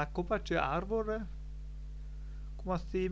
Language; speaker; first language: Spanish; non-native, learner; German